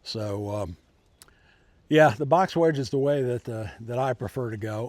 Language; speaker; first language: English; native; English